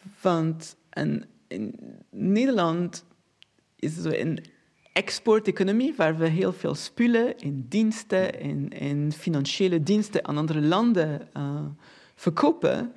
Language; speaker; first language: Dutch; non-native, fluent; Portuguese